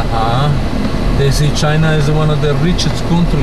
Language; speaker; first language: English; non-native, learner; Spanish